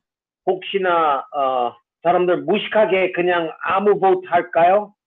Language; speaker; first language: Korean; non-native, fluent; English